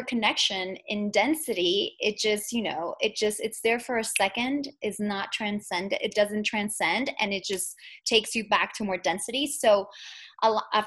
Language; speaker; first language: English; native; English